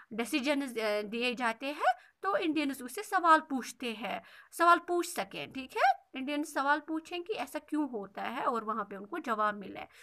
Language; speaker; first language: Hindi; non-native, local second language; Kashmiri